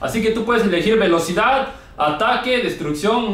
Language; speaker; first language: Spanish; native; Spanish